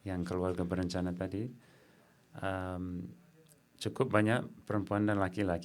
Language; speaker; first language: Indonesian; non-native, fluent; English